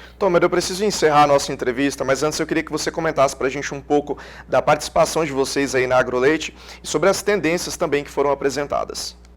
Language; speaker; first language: Portuguese; native; Portuguese